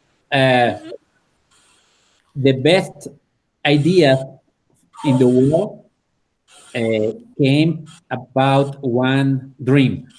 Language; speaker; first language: English; non-native, learner; Spanish